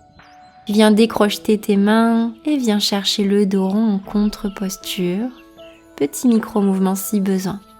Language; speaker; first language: French; native; French